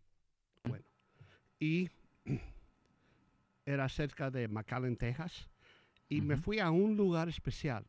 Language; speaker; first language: Spanish; early bilingual, heritage; Spanish